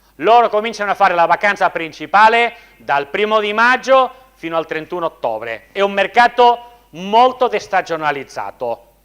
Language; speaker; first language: Italian; non-native, fluent; Spanish